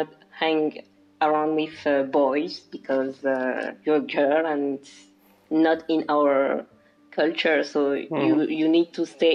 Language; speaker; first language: English; non-native, local second language; French